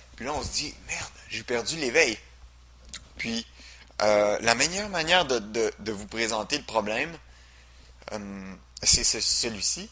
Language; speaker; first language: French; native; French